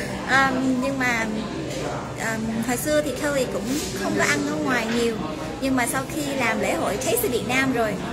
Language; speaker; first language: Vietnamese; early bilingual, heritage; Vietnamese